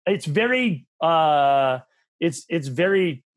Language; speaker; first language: English; native; English